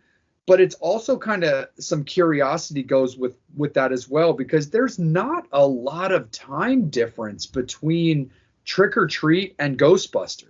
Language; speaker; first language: English; native; English